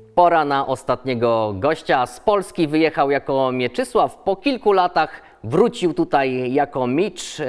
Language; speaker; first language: Polish; native; Polish